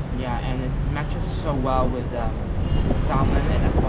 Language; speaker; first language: English; non-native, fluent; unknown